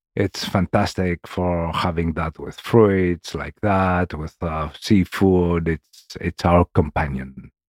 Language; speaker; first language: English; non-native, learner; Greek